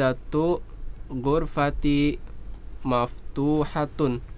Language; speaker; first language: Arabic; non-native, learner; Indonesian